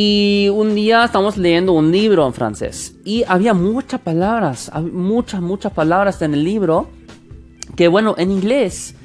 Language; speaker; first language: Spanish; non-native, fluent; English